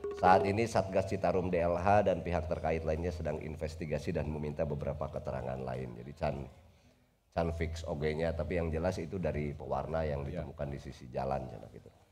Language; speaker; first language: Indonesian; non-native, local second language; Sundanese